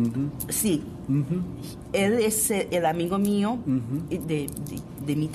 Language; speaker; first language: Spanish; non-native, fluent; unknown